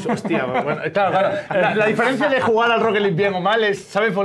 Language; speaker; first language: Spanish; native; Spanish